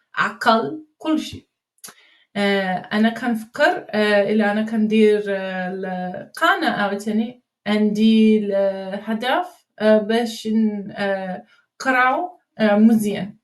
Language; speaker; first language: Arabic; non-native, learner; English